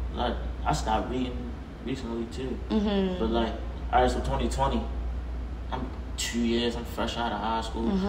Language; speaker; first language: English; native; English